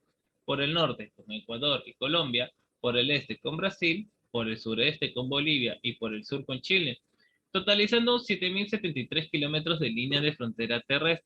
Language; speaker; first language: Spanish; native; Spanish